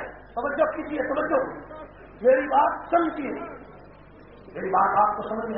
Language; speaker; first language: Urdu; native; Urdu